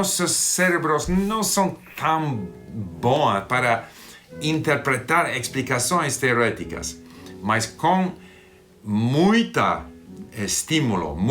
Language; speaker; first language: Portuguese; non-native, fluent; English